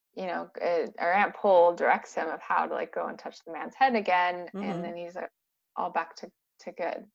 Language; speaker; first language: English; native; English